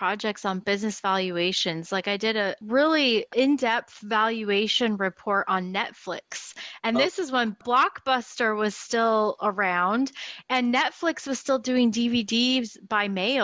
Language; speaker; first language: English; native; English